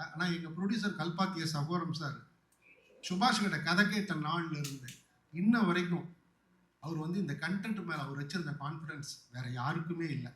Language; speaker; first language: Tamil; native; Tamil